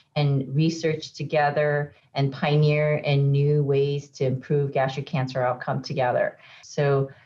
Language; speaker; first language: English; native; English